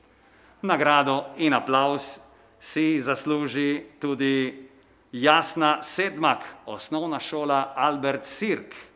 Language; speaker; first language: Slovenian; native; Slovenian